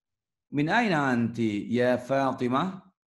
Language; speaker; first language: Arabic; non-native, learner; Indonesian